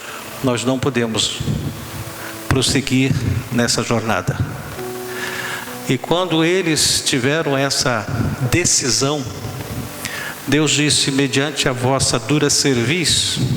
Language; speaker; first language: Portuguese; native; Portuguese